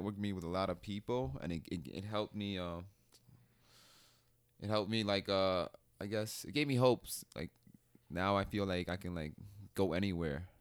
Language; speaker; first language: English; native; English